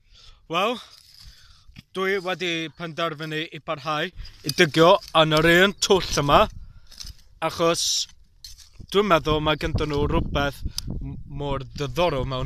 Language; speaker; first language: Welsh; non-native, local second language; English